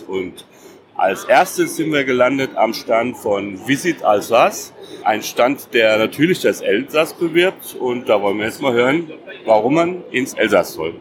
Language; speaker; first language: German; native; German